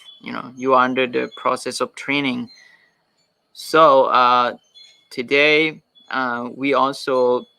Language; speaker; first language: English; non-native, fluent; Thai